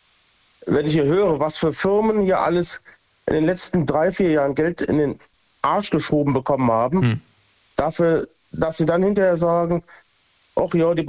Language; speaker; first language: German; native; German